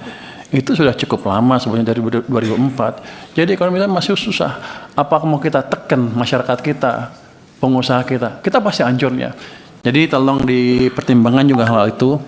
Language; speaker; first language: Indonesian; native; Indonesian